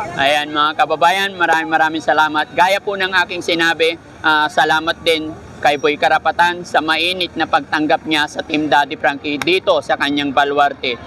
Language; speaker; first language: Filipino; non-native, local second language; Pangasinan